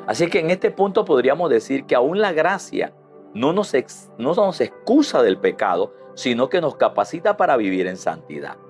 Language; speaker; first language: Spanish; native; Spanish